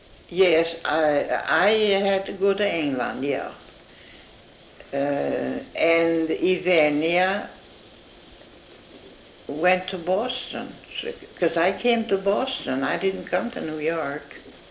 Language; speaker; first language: English; non-native, fluent; Swedish